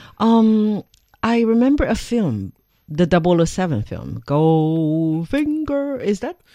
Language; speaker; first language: English; non-native, fluent; Chinese